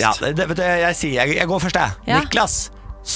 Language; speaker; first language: Norwegian; native; Norwegian